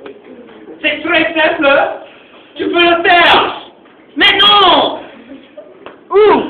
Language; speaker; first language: French; non-native, learner; English